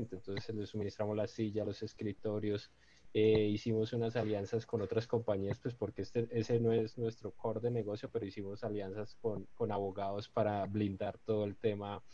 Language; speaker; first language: Spanish; native; Spanish